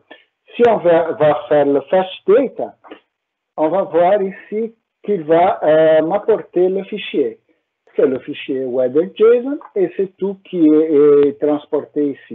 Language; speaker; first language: French; non-native, fluent; Portuguese